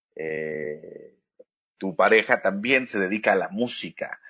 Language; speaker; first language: Spanish; native; Spanish